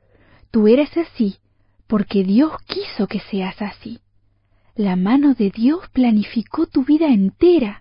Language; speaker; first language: Spanish; native; Spanish